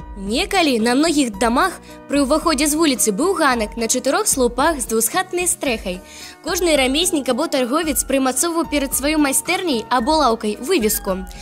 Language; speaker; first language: Belarusian; native; Belarusian